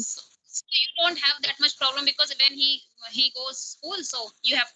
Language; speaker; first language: English; non-native, local second language; Hindi